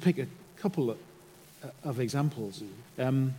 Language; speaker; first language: English; native; English